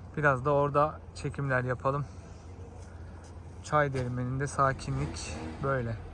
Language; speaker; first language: Turkish; native; Turkish